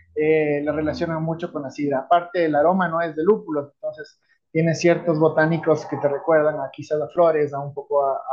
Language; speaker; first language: Spanish; native; Spanish